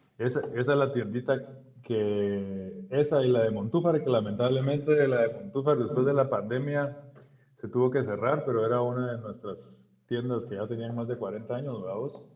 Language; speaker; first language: Spanish; native; Spanish